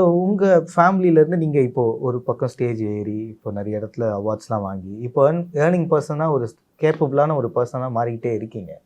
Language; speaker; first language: Tamil; native; Tamil